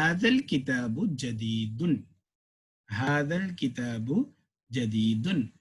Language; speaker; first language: Arabic; non-native, fluent; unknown